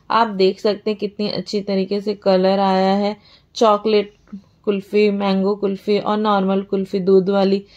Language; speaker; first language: Hindi; native; Hindi